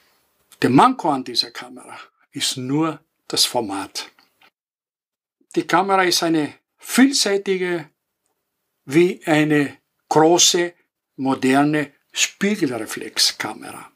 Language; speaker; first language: German; non-native, fluent; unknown